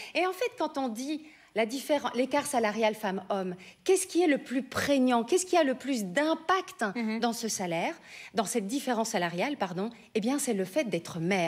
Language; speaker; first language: French; native; French